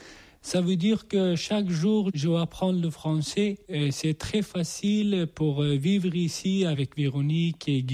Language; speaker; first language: French; non-native, learner; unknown